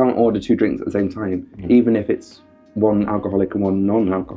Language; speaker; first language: English; native; English